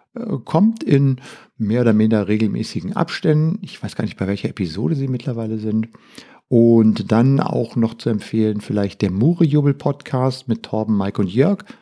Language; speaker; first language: German; native; German